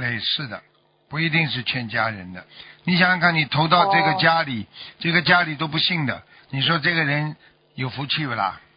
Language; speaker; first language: Chinese; native; Chinese